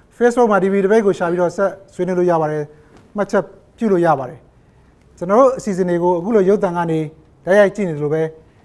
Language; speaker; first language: Burmese; native; Burmese